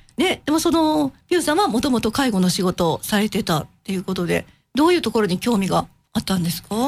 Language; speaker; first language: Japanese; native; Japanese